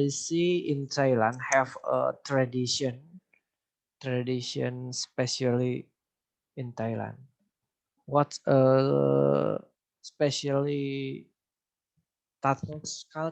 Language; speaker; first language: English; non-native, learner; Indonesian